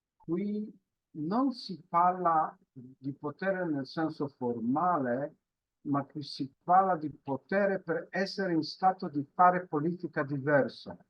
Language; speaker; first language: Italian; non-native, fluent; Polish